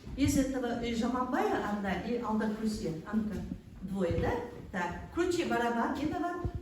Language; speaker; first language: Russian; non-native, local second language; Kazakh